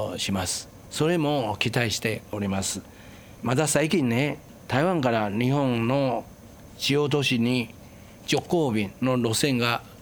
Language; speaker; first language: Japanese; non-native, fluent; Chinese